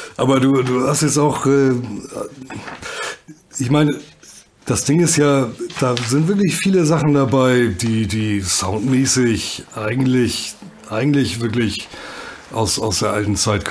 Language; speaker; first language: German; native; German